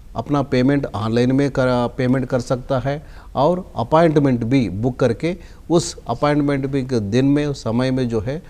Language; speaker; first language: Hindi; non-native, local second language; Telugu